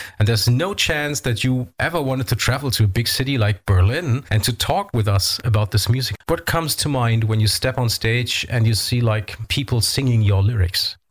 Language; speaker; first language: English; non-native, fluent; German